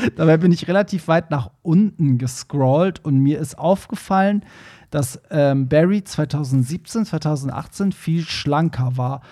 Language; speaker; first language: German; non-native, fluent; Persian